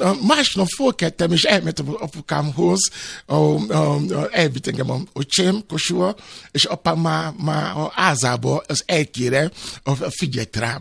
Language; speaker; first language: Hungarian; non-native, learner; Yoruba